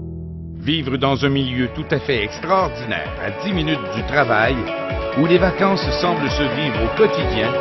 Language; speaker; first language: French; native; French